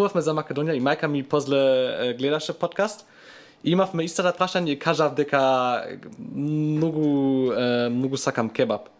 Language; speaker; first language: Macedonian; non-native, learner; German